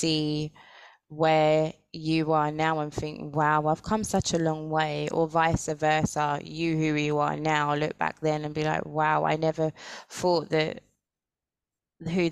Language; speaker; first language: English; native; English